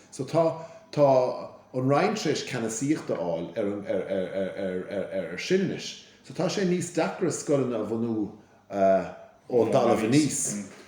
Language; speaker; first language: Irish; native; Irish